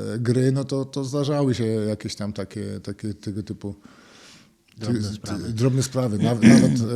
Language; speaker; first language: Polish; native; Polish